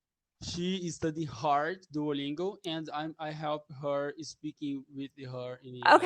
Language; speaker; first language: English; non-native, learner; Portuguese